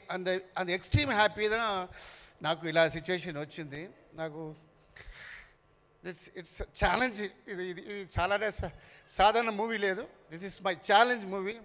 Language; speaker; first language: Telugu; non-native, fluent; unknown